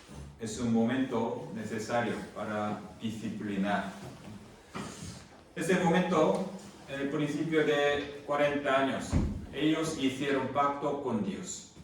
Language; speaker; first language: Spanish; non-native, fluent; Korean